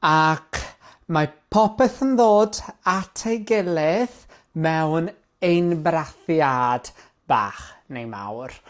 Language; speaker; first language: Welsh; non-native, learner; English